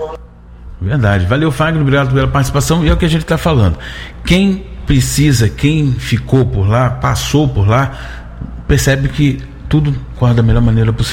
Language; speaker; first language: Portuguese; native; Portuguese